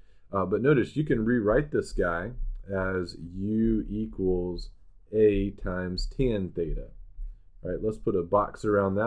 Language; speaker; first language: English; native; English